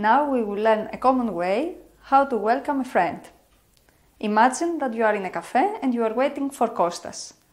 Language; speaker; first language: English; non-native, fluent; Greek